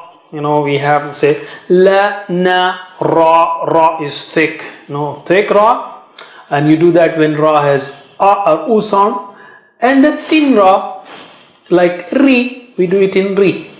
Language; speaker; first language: English; non-native, fluent; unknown